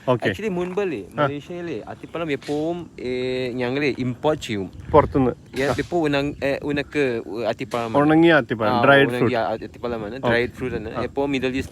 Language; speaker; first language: Malayalam; non-native, learner; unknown